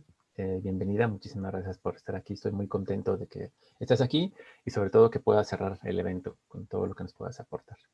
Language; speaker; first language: Spanish; native; Spanish